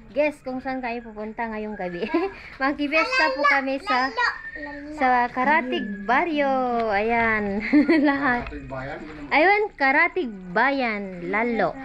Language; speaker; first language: Filipino; non-native, local second language; Iloko